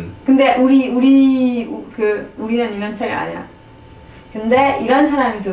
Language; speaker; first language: Korean; non-native, fluent; French